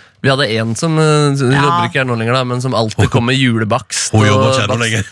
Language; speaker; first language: Norwegian; native; Norwegian